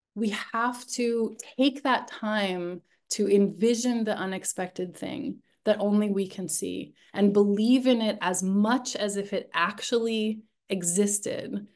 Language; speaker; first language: English; native; English